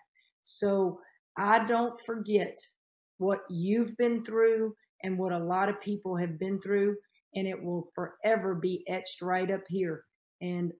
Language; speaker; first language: English; native; English